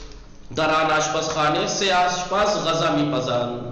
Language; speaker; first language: Persian; non-native, fluent; Urdu